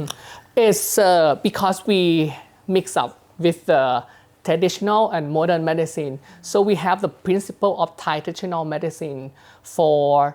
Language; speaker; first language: English; non-native, learner; Thai